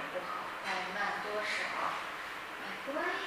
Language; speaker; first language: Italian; non-native, learner; Chinese